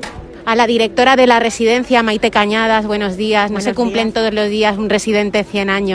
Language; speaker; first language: Spanish; native; Spanish